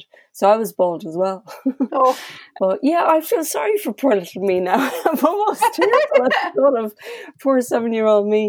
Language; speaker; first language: English; native; English